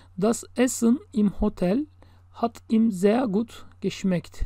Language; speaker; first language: German; non-native, fluent; Turkish